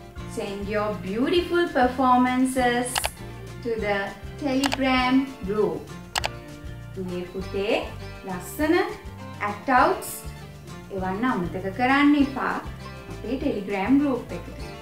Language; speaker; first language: English; non-native, local second language; Sinhala